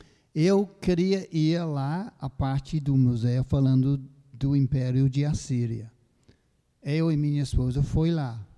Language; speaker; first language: Portuguese; non-native, fluent; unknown